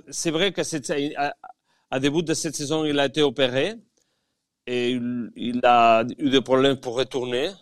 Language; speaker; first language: French; non-native, learner; Catalan